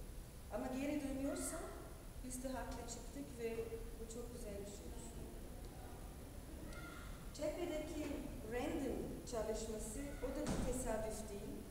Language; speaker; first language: Turkish; non-native, fluent; German